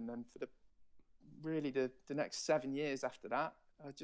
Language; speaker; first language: English; native; English